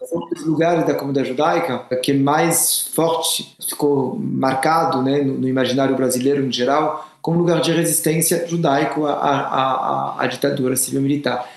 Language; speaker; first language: Portuguese; non-native, fluent; French